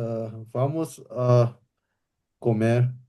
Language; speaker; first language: Spanish; non-native, learner; English